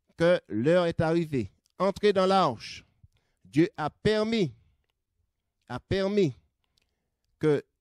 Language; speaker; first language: French; native; French